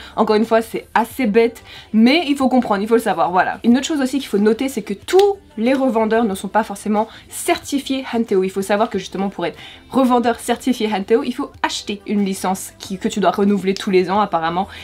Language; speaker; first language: French; native; French